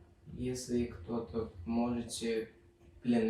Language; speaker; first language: Russian; non-native, learner; Turkmen